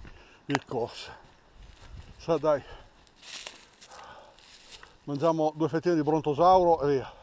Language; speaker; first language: Italian; native; Italian